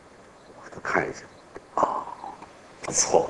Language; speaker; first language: Chinese; native; Chinese